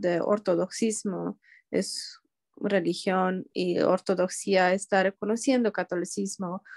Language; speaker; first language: Spanish; non-native, learner; Romanian